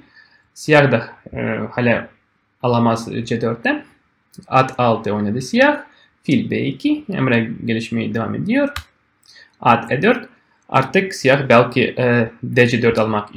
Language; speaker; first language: Turkish; non-native, fluent; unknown